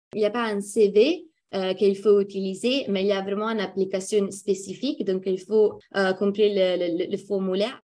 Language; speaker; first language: French; non-native, fluent; Italian